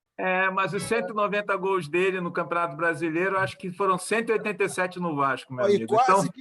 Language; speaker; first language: Portuguese; native; Portuguese